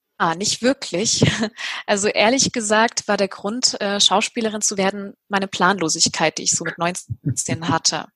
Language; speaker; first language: German; native; German